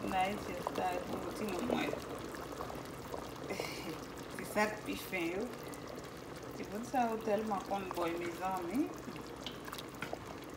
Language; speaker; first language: French; non-native, local second language; Haitian Creole